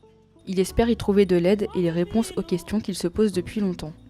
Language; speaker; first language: French; native; French